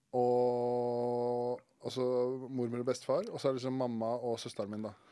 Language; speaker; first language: Norwegian; native; Norwegian